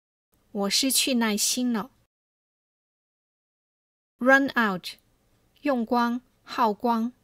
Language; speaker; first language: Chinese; native; Chinese